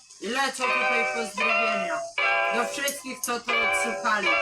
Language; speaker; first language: Polish; native; Polish